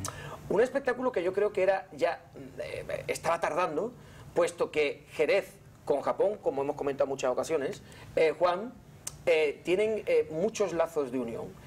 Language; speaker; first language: Spanish; native; Spanish